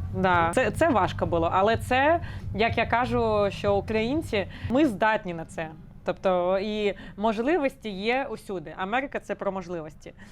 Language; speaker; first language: Ukrainian; native; Ukrainian